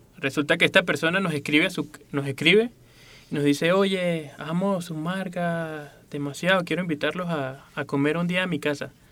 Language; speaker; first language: Spanish; native; Spanish